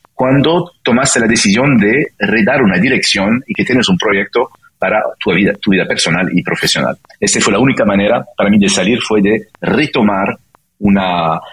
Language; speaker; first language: Spanish; non-native, fluent; French